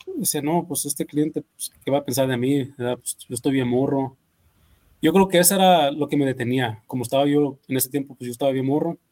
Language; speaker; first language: Spanish; early bilingual, heritage; Spanish